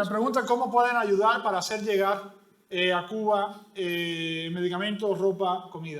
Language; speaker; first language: Spanish; native; Spanish